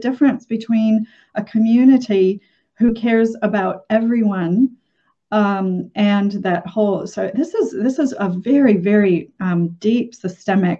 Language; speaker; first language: English; native; English